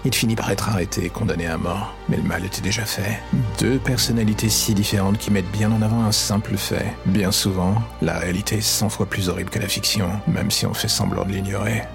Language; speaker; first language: French; native; French